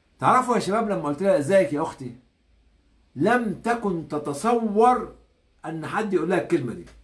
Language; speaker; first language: Arabic; native; Arabic